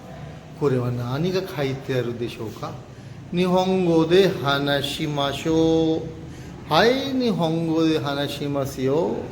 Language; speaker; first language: Japanese; non-native, fluent; Urdu